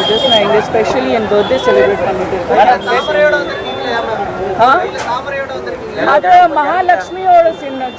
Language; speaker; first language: Tamil; non-native, fluent; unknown